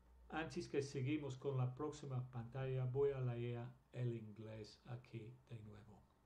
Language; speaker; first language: Spanish; non-native, fluent; English